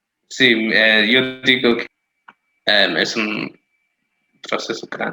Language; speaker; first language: Spanish; non-native, fluent; English